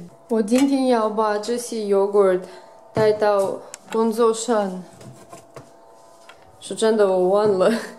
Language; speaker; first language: Chinese; non-native, fluent; Russian